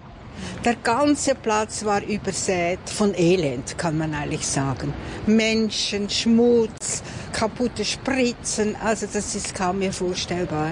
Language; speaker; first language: German; native; German